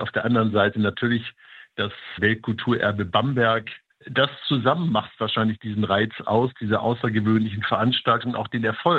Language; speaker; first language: German; native; German